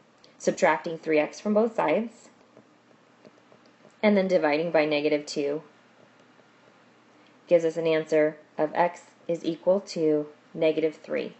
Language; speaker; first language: English; native; English